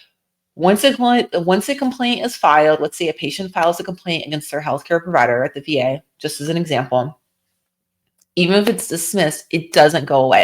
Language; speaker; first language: English; native; English